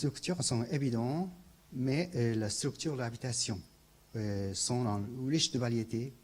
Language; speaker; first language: French; non-native, learner; Japanese